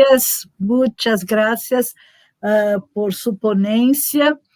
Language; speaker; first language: Spanish; non-native, learner; Portuguese